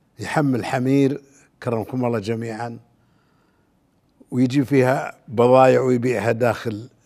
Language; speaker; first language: Arabic; native; Arabic